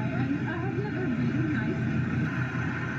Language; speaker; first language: English; non-native, learner; Polish